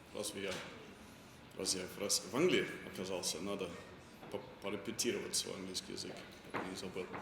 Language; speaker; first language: Russian; non-native, fluent; English